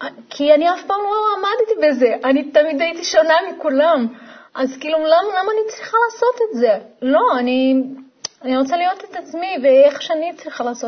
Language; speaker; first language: Hebrew; non-native, fluent; Portuguese